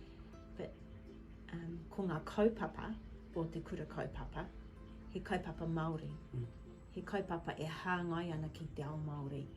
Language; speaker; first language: Māori; non-native, local second language; English